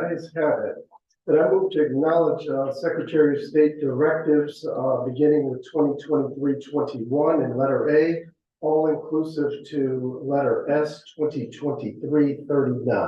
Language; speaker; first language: English; native; English